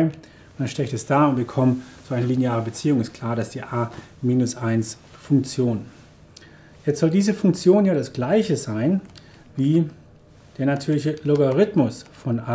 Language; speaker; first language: German; native; German